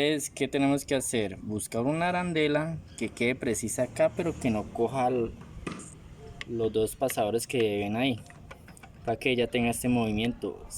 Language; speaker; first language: Spanish; native; Spanish